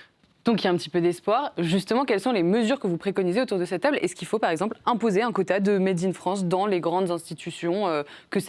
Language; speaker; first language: French; native; French